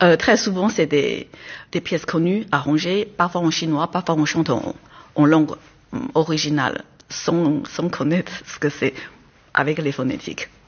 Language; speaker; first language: French; non-native, fluent; Chinese